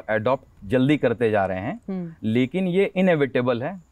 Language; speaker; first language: Hindi; native; Hindi